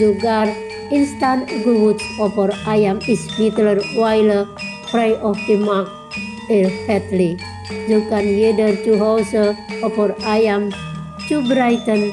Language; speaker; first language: German; non-native, fluent; Indonesian